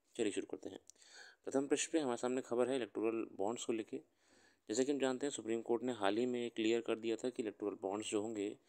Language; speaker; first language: Hindi; native; Hindi